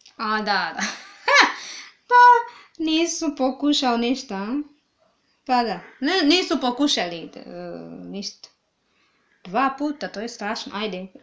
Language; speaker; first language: Serbian; non-native, learner; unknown